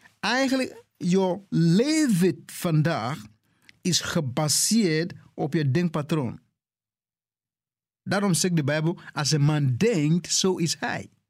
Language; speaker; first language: Dutch; non-native, fluent; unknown